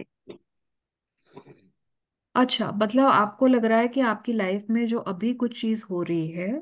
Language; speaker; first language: Hindi; native; Hindi